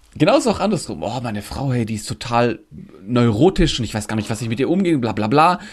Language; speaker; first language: German; non-native, local second language; Greek